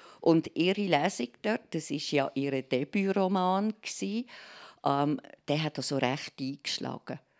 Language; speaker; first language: German; native; German